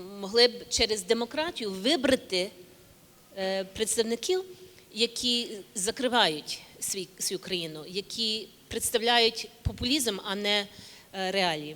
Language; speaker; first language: Ukrainian; early bilingual, heritage; English